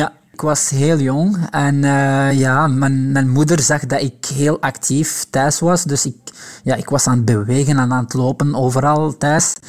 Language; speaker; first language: Dutch; non-native, local second language; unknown